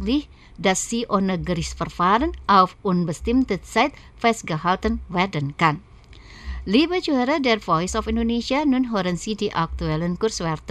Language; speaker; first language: German; non-native, fluent; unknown